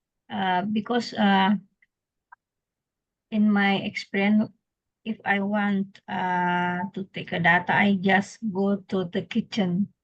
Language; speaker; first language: English; non-native, learner; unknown